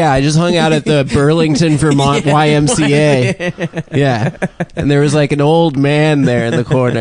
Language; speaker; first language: English; native; English